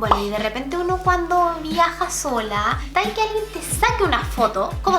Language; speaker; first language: Spanish; native; Spanish